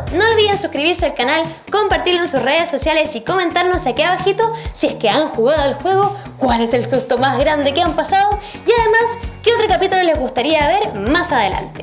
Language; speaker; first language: Spanish; native; Spanish